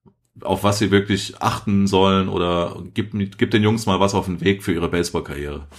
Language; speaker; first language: German; native; German